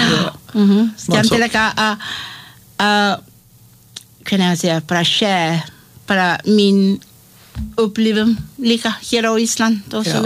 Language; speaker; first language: Icelandic; non-native, learner; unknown